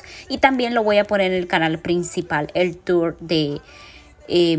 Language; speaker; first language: Spanish; native; Spanish